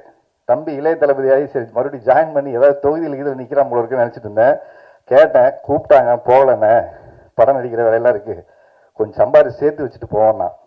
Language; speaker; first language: Tamil; native; Tamil